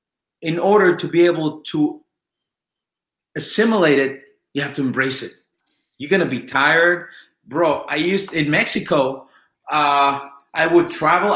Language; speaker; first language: English; non-native, fluent; Spanish